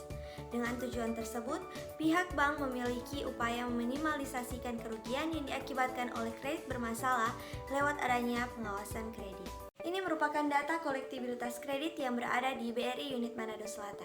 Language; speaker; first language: Indonesian; native; Indonesian